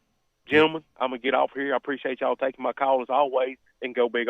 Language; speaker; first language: English; native; English